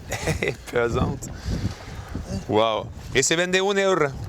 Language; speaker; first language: Spanish; non-native, learner; French